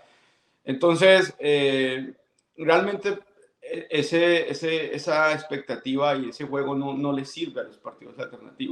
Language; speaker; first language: Spanish; native; Spanish